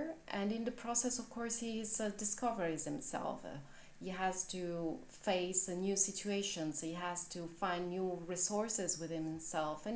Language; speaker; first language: English; non-native, fluent; Italian